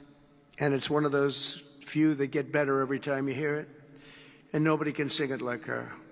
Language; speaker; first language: English; native; English